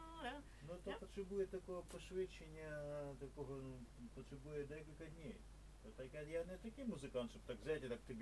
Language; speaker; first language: Polish; non-native, learner; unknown